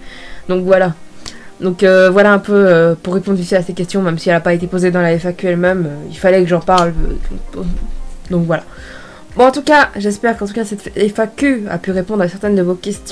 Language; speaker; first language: French; native; French